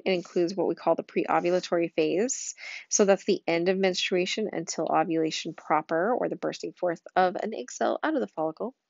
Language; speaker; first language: English; native; English